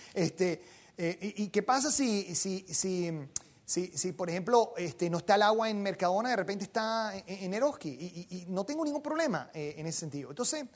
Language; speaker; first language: Spanish; native; Spanish